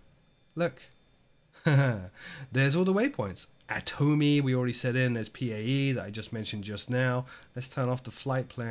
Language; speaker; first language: English; native; English